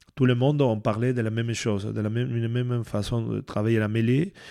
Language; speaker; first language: French; non-native, fluent; Spanish